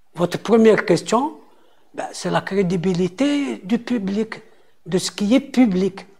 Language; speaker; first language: French; non-native, local second language; Arabic